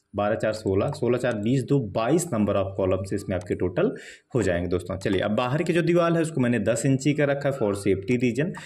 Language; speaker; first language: Hindi; native; Hindi